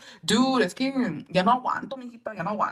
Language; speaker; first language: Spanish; early bilingual, heritage; Spanish